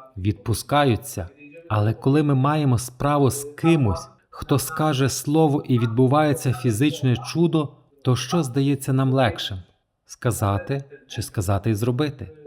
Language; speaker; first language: Ukrainian; non-native, fluent; Polish